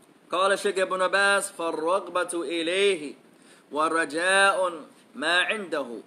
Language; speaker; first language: Arabic; non-native, fluent; English